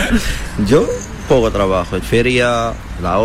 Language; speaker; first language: Spanish; non-native, learner; Arabic